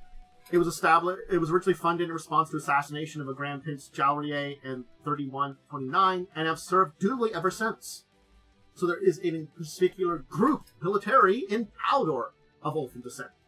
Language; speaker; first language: English; native; English